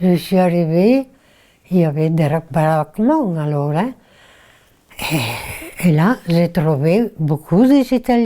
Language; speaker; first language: French; non-native, learner; Italian